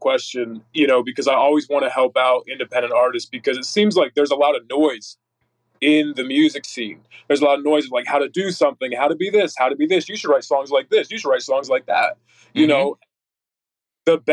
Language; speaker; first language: English; native; English